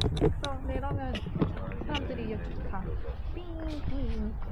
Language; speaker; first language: Korean; non-native, learner; Thai